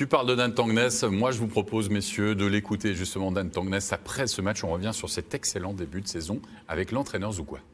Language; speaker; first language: French; native; French